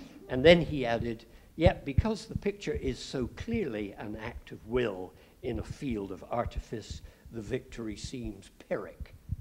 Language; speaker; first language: English; native; English